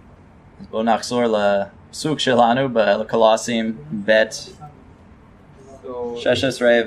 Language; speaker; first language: Hebrew; non-native, fluent; English